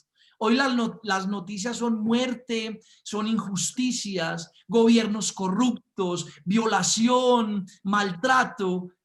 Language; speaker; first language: Spanish; native; Spanish